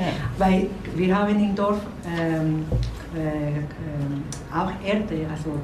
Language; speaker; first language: German; non-native, learner; Spanish